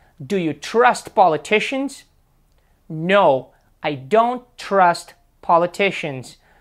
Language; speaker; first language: English; non-native, fluent; Portuguese